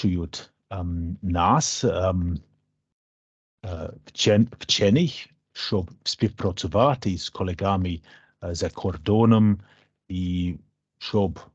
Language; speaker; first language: Ukrainian; non-native, learner; English